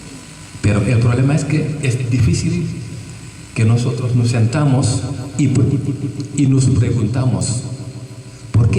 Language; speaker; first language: Spanish; non-native, fluent; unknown